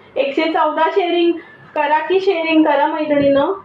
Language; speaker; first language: Hindi; non-native, local second language; Marathi